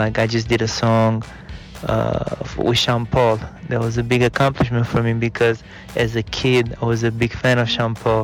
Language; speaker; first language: English; non-native, fluent; Romanian